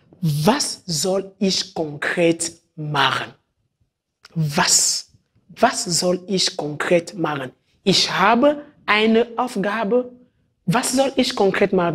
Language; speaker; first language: German; non-native, fluent; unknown